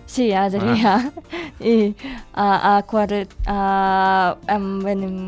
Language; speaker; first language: Catalan; non-native, learner; Indonesian